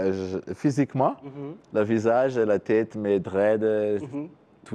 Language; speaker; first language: French; non-native, learner; Kinyarwanda